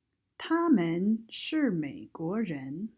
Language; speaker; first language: Chinese; non-native, fluent; English